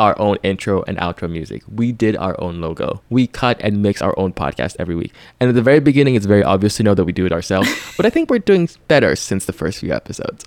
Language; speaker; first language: English; non-native, local second language; Yoruba